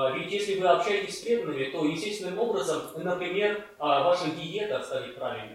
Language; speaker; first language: Russian; native; Russian